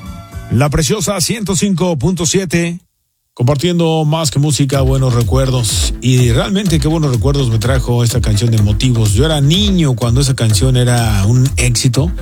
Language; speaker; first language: Spanish; native; Spanish